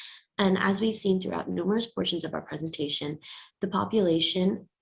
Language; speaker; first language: English; native; English